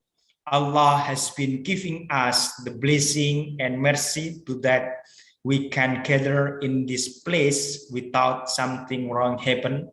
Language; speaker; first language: English; non-native, learner; Indonesian